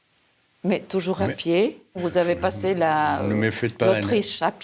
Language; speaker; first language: French; non-native, fluent; Serbian